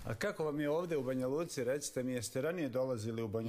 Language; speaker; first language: Serbian; native; Serbian